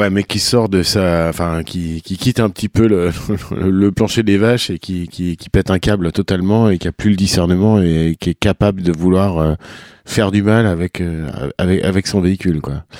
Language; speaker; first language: French; native; French